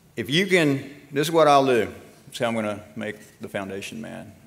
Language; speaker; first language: English; native; English